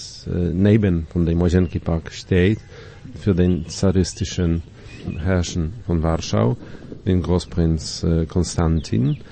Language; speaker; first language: German; non-native, fluent; Polish